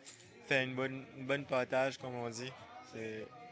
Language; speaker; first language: French; non-native, local second language; Morisyen